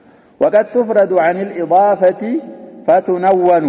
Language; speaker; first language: Arabic; non-native, fluent; Amharic